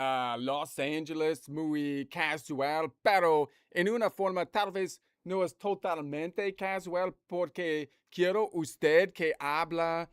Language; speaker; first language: Spanish; non-native, learner; English